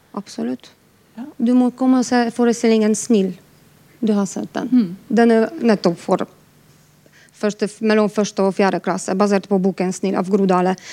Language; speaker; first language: Norwegian; non-native, fluent; Polish